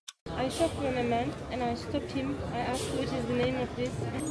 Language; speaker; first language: English; non-native, learner; Turkish